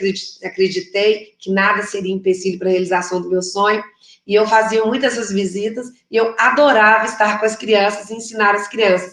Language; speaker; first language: Portuguese; native; Portuguese